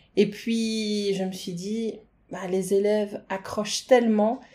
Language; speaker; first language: French; native; French